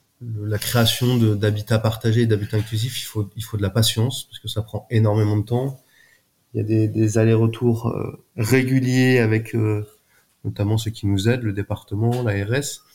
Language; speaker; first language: French; native; French